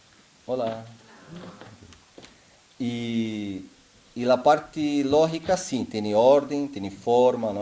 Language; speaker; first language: Spanish; non-native, fluent; Portuguese